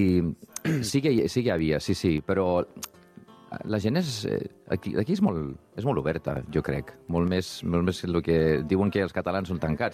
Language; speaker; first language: Catalan; non-native, fluent; Icelandic